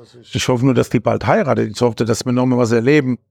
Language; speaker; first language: German; native; German